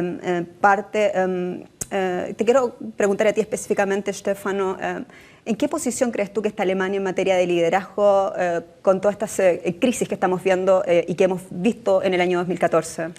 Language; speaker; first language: Spanish; native; Spanish